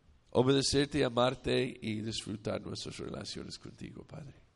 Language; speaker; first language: Spanish; non-native, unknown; English